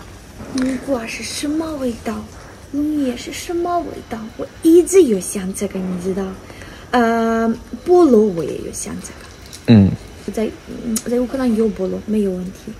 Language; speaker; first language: Chinese; non-native, learner; Ukrainian